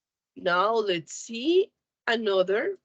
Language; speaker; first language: English; non-native, fluent; Spanish